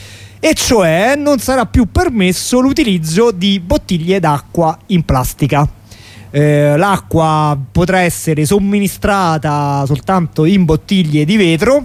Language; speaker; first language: Italian; native; Italian